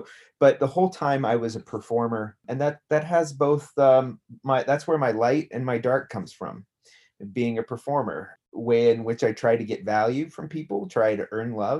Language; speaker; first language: English; native; English